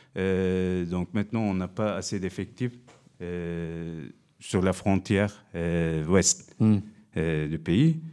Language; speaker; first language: French; non-native, fluent; Turkish